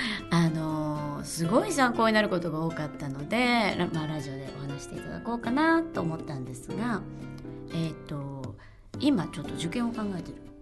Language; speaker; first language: Japanese; native; Japanese